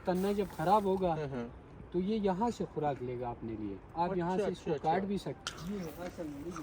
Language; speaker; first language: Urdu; non-native, local second language; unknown